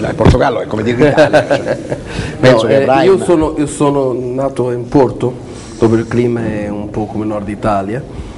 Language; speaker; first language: Italian; non-native, learner; Portuguese